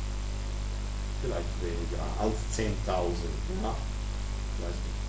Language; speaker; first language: German; non-native, fluent; Serbian